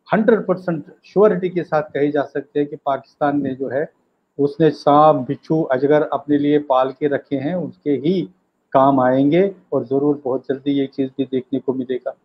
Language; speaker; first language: Hindi; native; Hindi